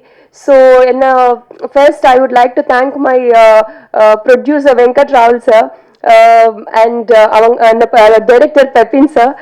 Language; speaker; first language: Tamil; non-native, learner; Telugu